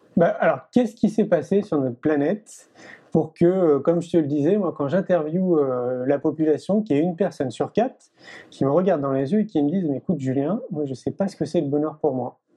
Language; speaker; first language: French; native; French